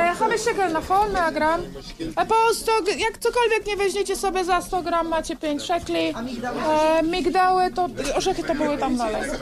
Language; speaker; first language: Polish; native; Polish